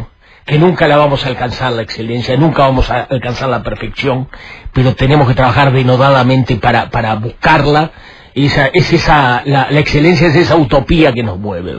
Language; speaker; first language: Spanish; native; Spanish